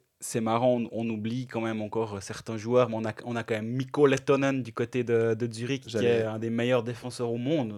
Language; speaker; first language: French; native; French